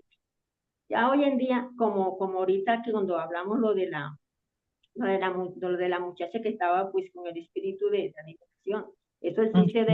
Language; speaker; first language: Spanish; native; Spanish